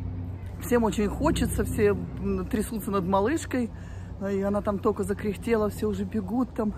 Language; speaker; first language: Russian; native; Russian